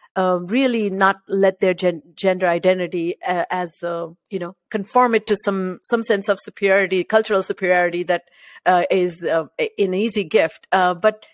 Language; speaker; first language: English; non-native, local second language; Marathi